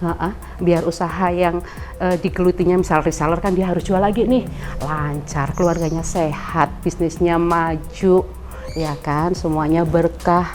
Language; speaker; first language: Indonesian; native; Indonesian